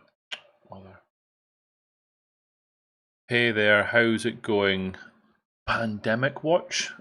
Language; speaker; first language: English; native; English